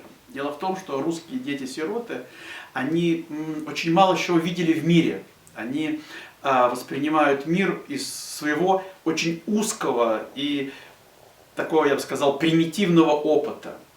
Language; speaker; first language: Russian; native; Russian